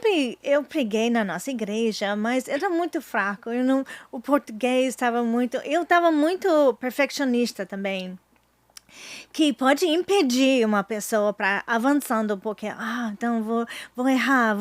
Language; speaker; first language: Portuguese; non-native, fluent; English